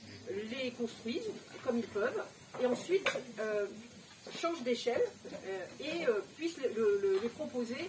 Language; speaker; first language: French; native; French